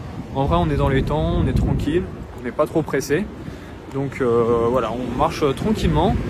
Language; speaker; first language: French; native; French